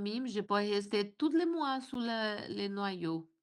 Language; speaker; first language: French; non-native, learner; Portuguese